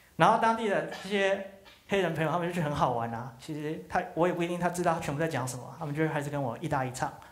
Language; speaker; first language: Chinese; native; Chinese